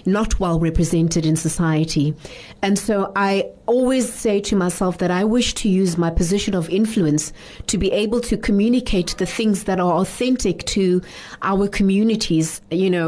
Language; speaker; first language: English; non-native, local second language; Xhosa